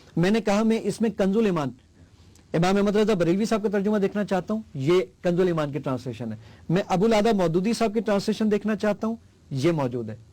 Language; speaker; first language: Urdu; native; Urdu